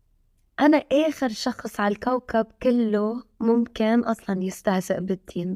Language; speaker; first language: Arabic; native; Arabic